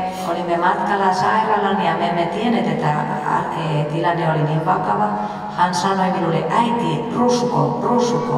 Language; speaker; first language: Finnish; non-native, fluent; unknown